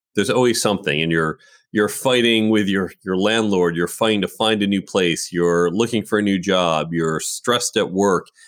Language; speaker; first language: English; native; English